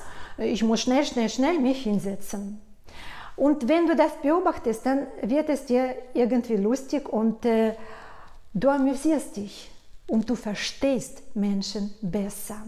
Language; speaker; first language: German; non-native, fluent; Russian